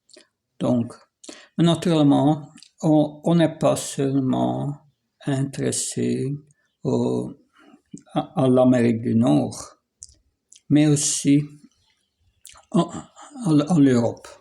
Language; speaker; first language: French; non-native, fluent; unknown